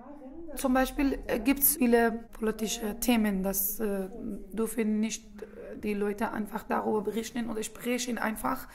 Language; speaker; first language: German; non-native, learner; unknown